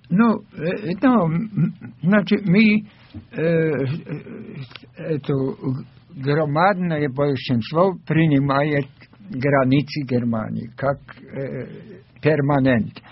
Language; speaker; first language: Russian; non-native, fluent; German